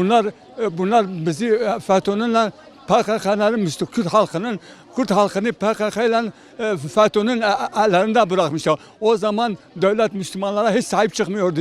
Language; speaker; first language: Turkish; non-native, local second language; Kurdish